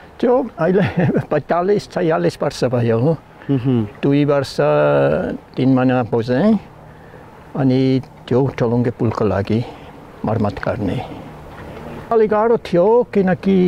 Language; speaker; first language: Nepali; non-native, learner; German